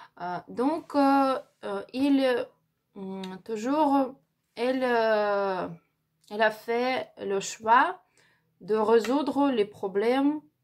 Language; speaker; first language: French; non-native, learner; Ukrainian